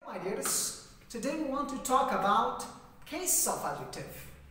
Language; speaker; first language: English; non-native, fluent; Persian